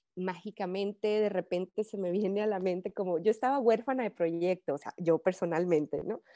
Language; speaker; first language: Spanish; native; Spanish